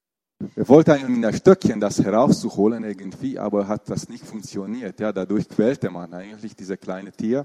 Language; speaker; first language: German; non-native, fluent; Romanian